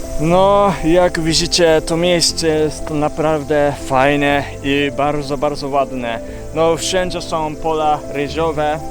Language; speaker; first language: Polish; non-native, learner; Japanese